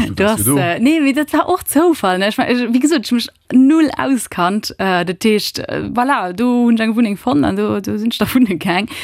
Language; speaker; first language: Luxembourgish; early bilingual, other home language; Italian